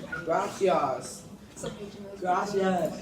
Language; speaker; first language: Spanish; non-native, learner; English